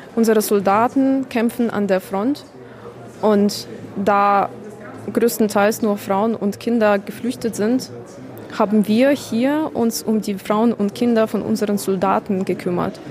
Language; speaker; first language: German; non-native, fluent; Ukrainian